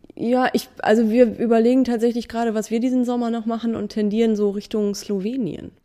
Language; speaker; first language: German; native; German